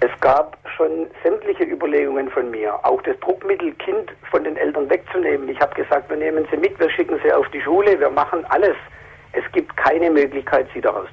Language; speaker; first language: German; native; German